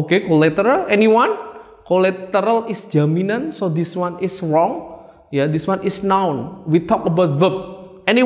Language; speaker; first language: English; non-native, fluent; Indonesian